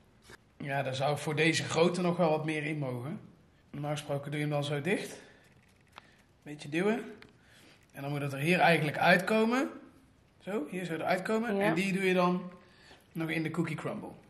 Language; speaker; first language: Dutch; native; Dutch